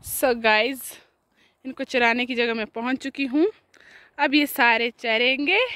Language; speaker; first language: Hindi; non-native, local second language; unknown